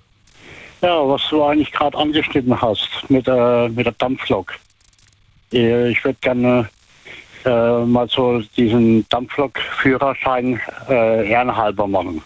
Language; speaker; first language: German; native; German